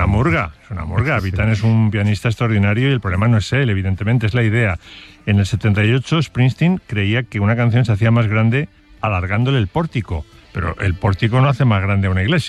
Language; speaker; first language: Spanish; native; Spanish